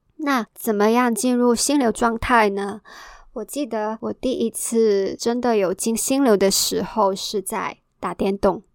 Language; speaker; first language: Chinese; non-native, local second language; Cantonese